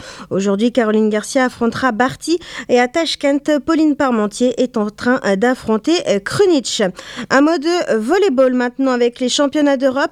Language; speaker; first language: French; native; French